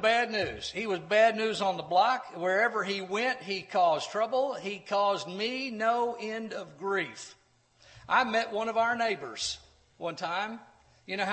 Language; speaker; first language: English; native; English